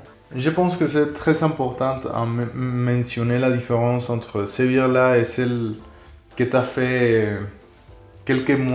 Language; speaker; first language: French; non-native, fluent; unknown